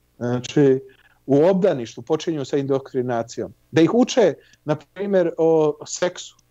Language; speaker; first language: Serbian; early bilingual, heritage; Serbian